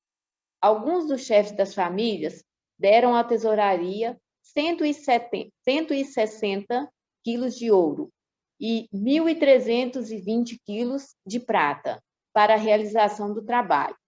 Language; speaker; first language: Portuguese; native; Portuguese